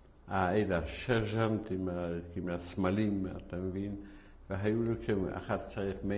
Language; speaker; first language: Hebrew; non-native, fluent; Yiddish